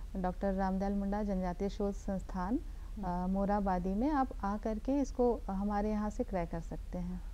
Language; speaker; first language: Hindi; native; Hindi